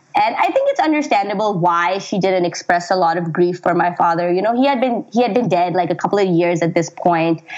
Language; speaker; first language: English; non-native, local second language; Urdu